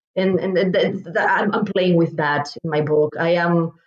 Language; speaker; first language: English; non-native, fluent; Spanish